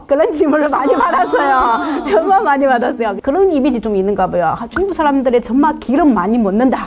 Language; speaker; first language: Korean; non-native, fluent; Chinese